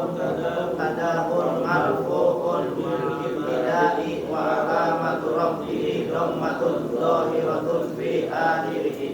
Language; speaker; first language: Arabic; non-native, fluent; Indonesian